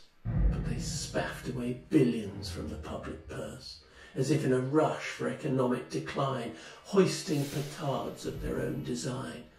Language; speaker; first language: English; native; English